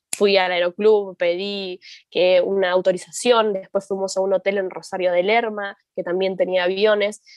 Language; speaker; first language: Spanish; native; Spanish